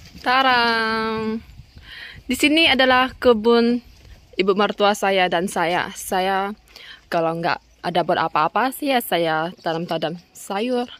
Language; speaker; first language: Indonesian; native; Indonesian